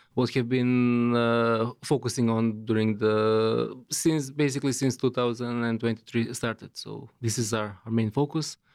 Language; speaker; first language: English; non-native, fluent; Macedonian